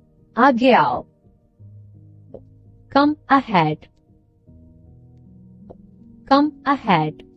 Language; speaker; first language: English; non-native, fluent; Urdu